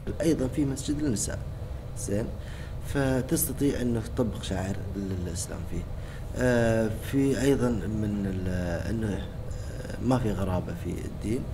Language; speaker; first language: Arabic; native; Arabic